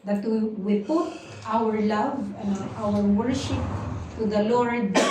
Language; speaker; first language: English; non-native, local second language; Filipino